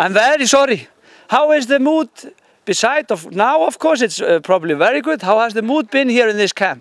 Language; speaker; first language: English; non-native, fluent; Icelandic